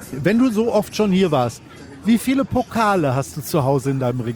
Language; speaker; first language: German; native; German